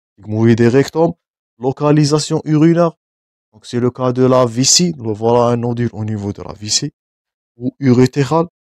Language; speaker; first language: French; non-native, local second language; Arabic